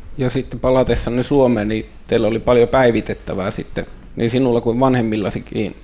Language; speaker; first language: Finnish; native; Finnish